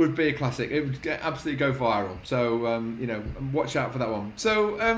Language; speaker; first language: English; native; English